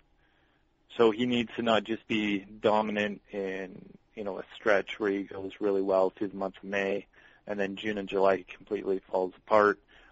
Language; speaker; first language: English; native; English